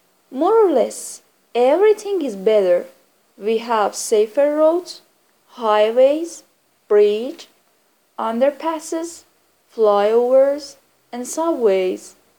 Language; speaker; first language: English; non-native, fluent; Persian